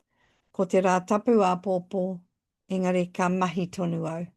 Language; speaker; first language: Māori; non-native, local second language; English